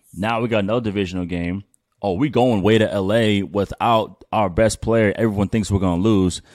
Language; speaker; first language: English; native; English